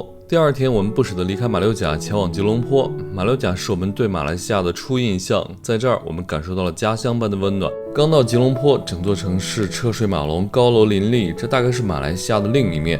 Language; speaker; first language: Chinese; native; Chinese